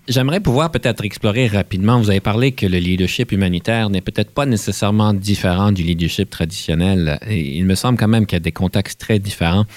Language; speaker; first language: French; native; French